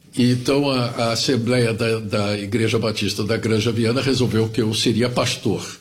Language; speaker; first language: Portuguese; early bilingual, other home language; German